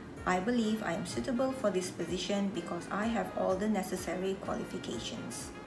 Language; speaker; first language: English; non-native, local second language; Malay